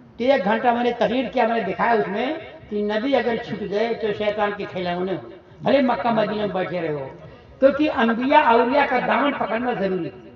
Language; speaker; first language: Urdu; native; Urdu